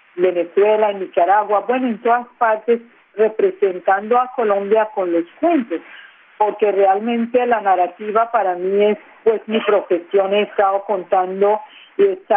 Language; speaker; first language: Spanish; non-native, local second language; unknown